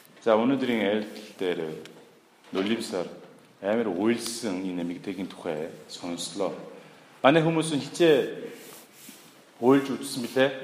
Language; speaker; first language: Mongolian; non-native, fluent; Korean